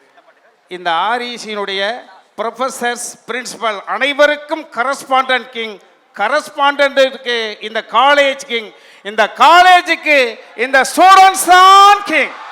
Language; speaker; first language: Tamil; native; Tamil